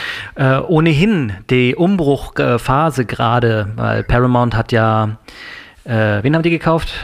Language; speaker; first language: German; native; German